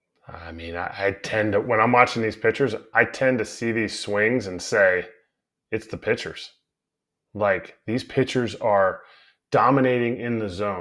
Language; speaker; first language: English; native; English